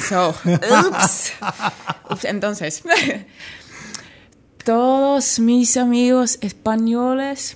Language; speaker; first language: Spanish; non-native, learner; Finnish